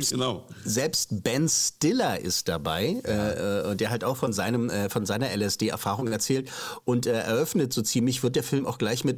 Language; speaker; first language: German; native; German